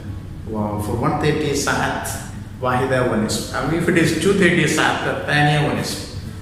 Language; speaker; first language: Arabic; non-native, fluent; Malayalam